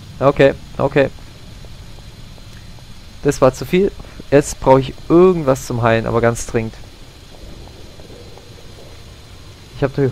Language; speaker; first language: German; native; German